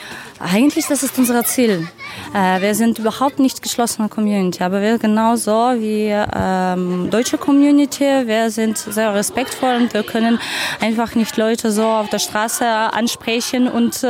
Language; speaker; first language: German; non-native, fluent; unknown